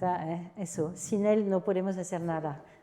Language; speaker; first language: Spanish; non-native, fluent; French